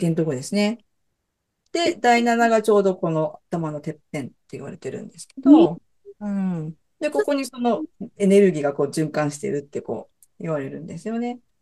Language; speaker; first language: Japanese; native; Japanese